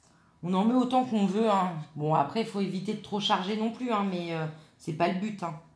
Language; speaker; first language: French; native; French